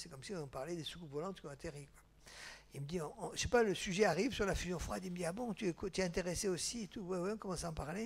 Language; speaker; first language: French; native; French